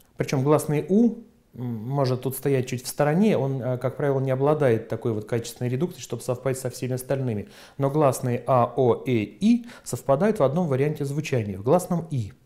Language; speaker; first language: Russian; native; Russian